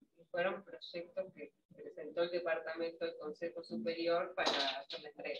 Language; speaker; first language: Spanish; native; Spanish